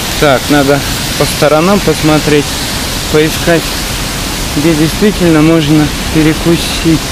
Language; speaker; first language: Russian; native; Russian